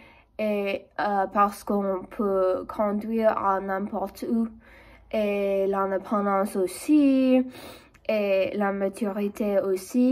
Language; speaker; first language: French; non-native, learner; English